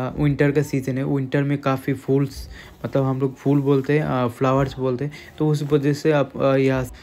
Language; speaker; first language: Hindi; non-native, local second language; Bangla